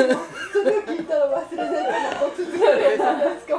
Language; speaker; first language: Japanese; native; Japanese